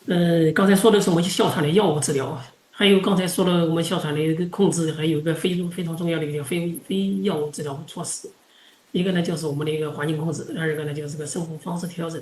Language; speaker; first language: Chinese; non-native, local second language; Indonesian